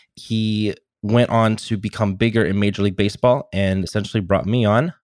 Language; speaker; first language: English; native; English